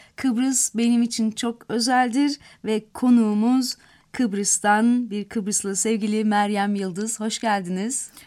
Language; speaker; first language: Turkish; native; Turkish